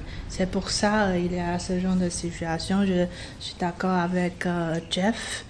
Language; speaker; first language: French; non-native, fluent; Chinese